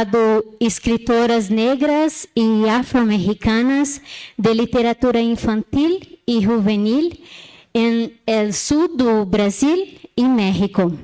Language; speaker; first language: Spanish; non-native, learner; Portuguese